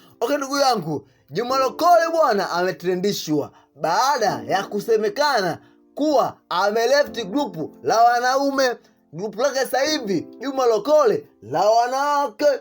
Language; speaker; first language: Swahili; native; Swahili